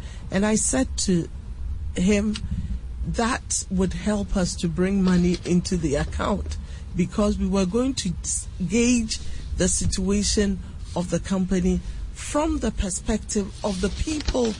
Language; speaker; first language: English; non-native, local second language; Akan